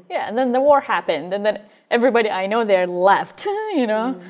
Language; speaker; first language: English; non-native, fluent; Arabic